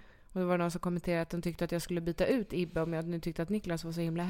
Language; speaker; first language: Swedish; native; Swedish